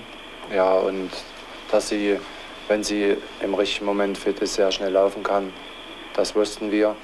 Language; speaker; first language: German; native; German